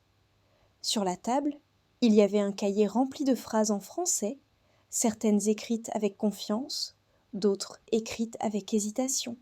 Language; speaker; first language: French; non-native, fluent; Hindi